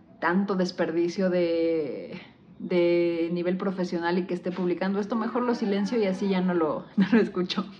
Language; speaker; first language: Spanish; native; Spanish